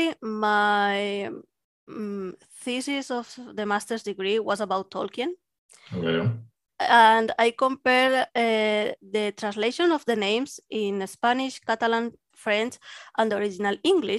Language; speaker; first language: English; non-native, fluent; Catalan